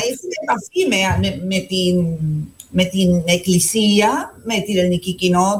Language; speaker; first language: Greek; non-native, fluent; Spanish